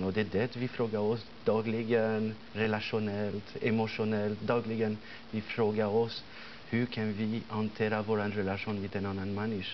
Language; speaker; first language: Swedish; non-native, fluent; French